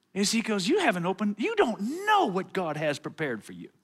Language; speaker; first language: English; native; English